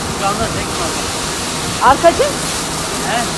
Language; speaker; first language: Turkish; native; Turkish